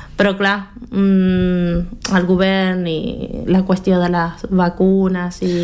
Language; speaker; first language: Catalan; non-native, fluent; Spanish